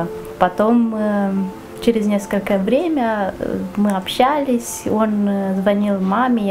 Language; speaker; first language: Russian; non-native, local second language; Romanian